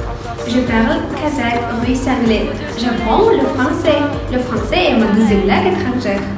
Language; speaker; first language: French; non-native, learner; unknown